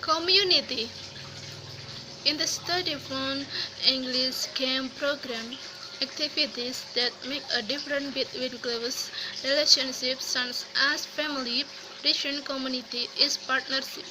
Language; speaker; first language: English; non-native, learner; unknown